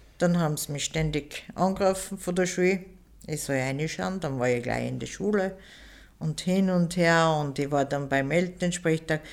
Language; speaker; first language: German; early bilingual, other home language; Turkish